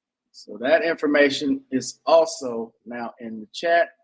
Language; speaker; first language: English; native; English